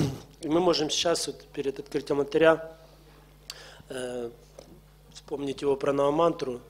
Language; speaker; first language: Russian; native; Russian